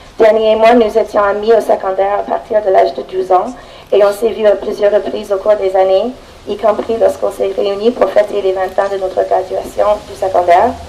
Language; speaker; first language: French; non-native, fluent; English